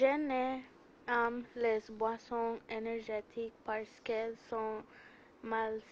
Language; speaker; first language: French; non-native, learner; English